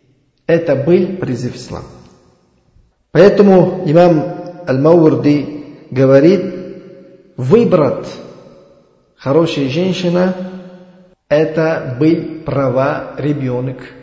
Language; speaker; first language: Russian; non-native, learner; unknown